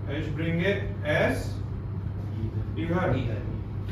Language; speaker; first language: German; non-native, fluent; Hindi